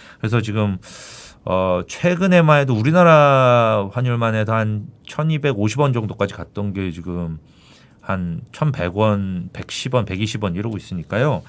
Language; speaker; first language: Korean; native; Korean